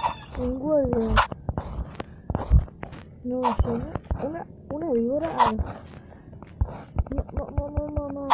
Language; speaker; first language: Spanish; native; Spanish